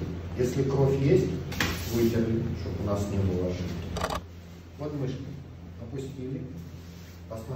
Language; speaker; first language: Russian; native; Russian